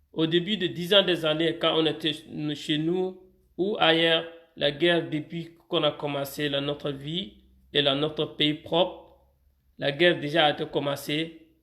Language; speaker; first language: French; non-native, fluent; Arabic